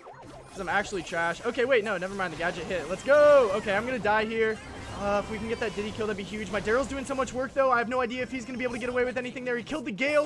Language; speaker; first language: English; native; English